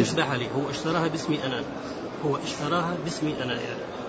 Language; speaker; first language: Arabic; native; Arabic